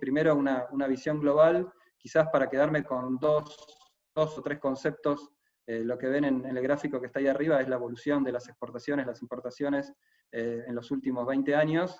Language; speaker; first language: Spanish; native; Spanish